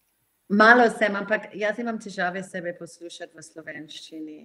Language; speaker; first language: Slovenian; non-native, fluent; English